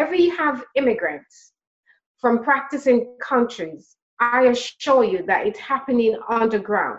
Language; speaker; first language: English; non-native, local second language; Krio